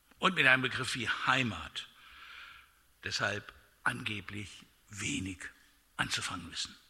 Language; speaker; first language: German; native; German